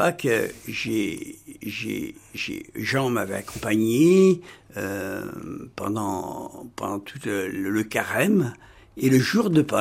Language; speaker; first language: French; native; French